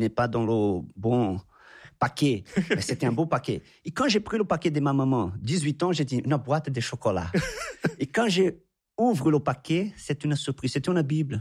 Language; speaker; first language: French; non-native, fluent; Portuguese